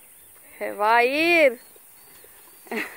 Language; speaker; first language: Spanish; native; Spanish